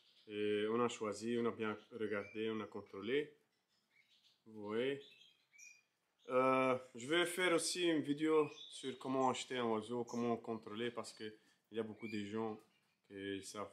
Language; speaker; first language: French; non-native, fluent; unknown